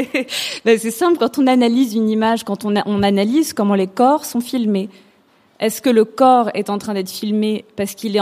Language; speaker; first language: French; native; French